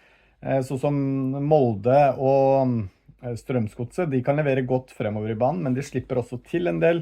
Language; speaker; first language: Norwegian; native; Norwegian